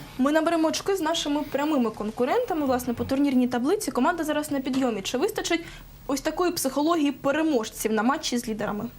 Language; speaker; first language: Ukrainian; non-native, local second language; Russian